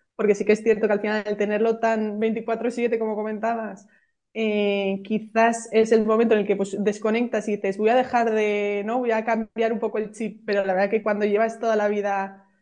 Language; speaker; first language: Spanish; native; Spanish